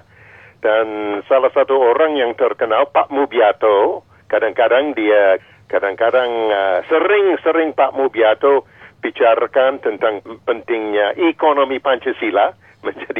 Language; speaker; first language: Indonesian; non-native, fluent; English